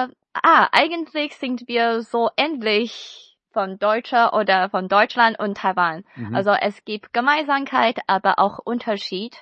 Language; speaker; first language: German; non-native, fluent; Chinese